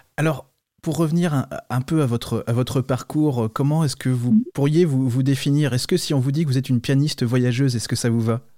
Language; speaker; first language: French; native; French